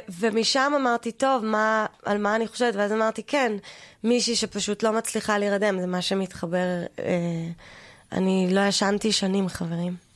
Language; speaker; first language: Hebrew; early bilingual, other home language; English